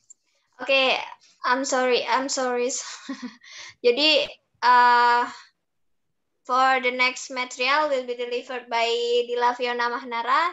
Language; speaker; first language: English; non-native, learner; Indonesian